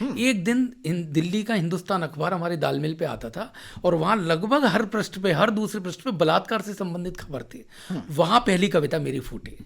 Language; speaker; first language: Hindi; native; Hindi